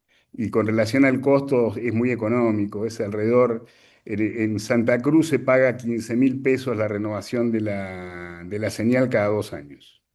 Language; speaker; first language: Spanish; native; Spanish